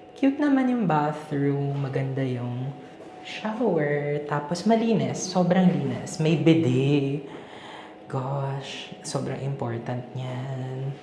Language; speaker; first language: Filipino; native; Filipino